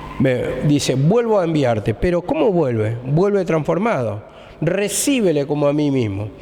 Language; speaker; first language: Spanish; native; Spanish